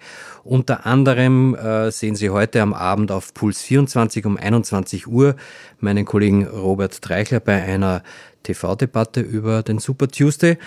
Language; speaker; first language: German; native; German